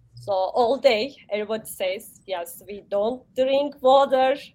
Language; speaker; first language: English; non-native, learner; Turkish